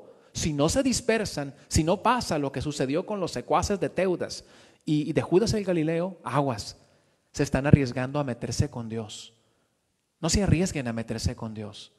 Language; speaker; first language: Spanish; native; Spanish